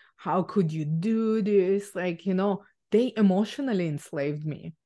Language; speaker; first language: English; non-native, fluent; Ukrainian